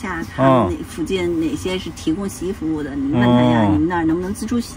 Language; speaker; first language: Chinese; native; Chinese